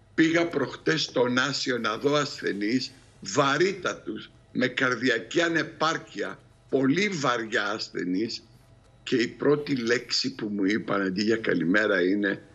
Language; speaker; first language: Greek; native; Greek